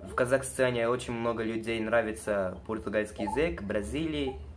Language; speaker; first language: Russian; non-native, learner; Portuguese